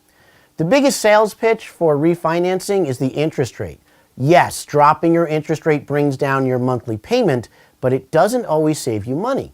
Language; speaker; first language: English; native; English